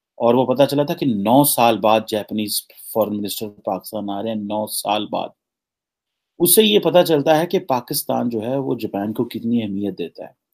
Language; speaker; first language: Urdu; native; Urdu